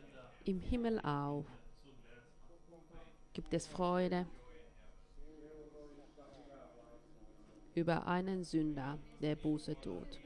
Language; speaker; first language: German; non-native, fluent; Finnish